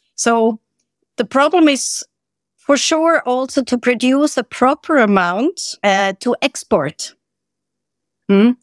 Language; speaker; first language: English; non-native, fluent; German